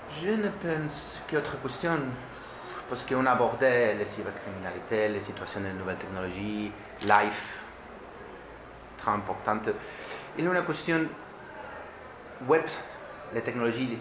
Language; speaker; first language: French; non-native, learner; Spanish